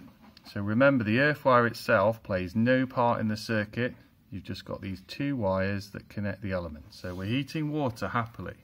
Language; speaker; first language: English; native; English